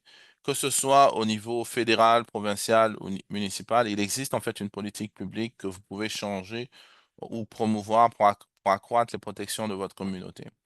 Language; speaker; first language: French; native; French